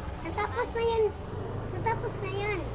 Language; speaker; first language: Filipino; non-native, local second language; Cebuano